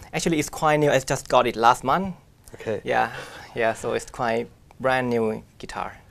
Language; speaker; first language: English; non-native, fluent; Thai